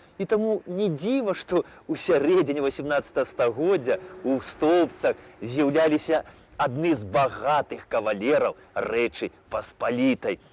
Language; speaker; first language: Belarusian; native; Belarusian